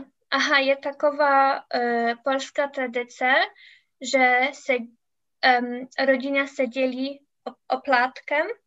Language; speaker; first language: Czech; non-native, learner; English